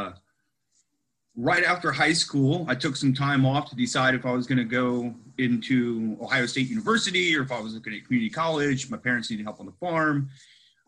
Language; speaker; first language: English; native; English